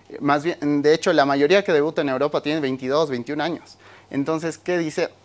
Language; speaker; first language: Spanish; native; Spanish